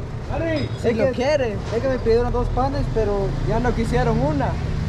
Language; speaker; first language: Spanish; native; Spanish